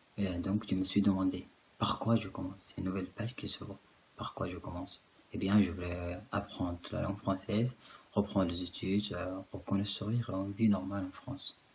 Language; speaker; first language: French; non-native, fluent; Arabic